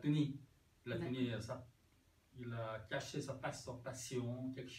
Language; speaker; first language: French; non-native, learner; Korean